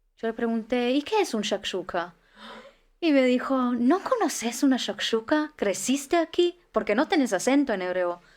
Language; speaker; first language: Spanish; early bilingual, heritage; Spanish